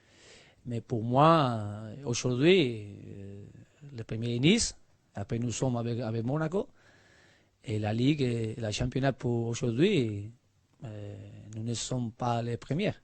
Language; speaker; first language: French; non-native, learner; Spanish